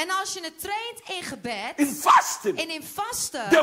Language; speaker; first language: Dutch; native; Dutch